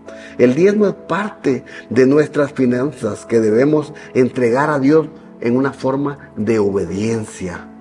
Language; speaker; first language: Spanish; native; Spanish